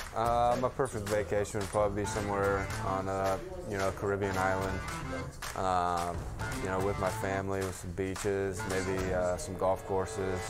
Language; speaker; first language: English; native; English